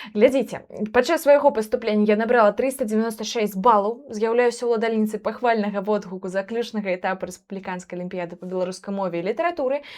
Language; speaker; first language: Belarusian; non-native, local second language; Russian